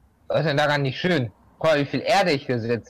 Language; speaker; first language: German; native; German